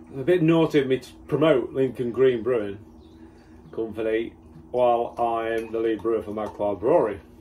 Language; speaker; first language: English; native; English